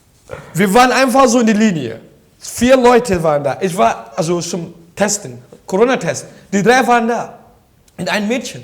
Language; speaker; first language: German; non-native, fluent; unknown